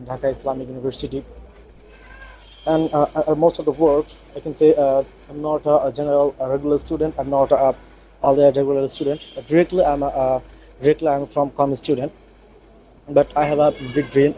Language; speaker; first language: English; non-native, learner; Bangla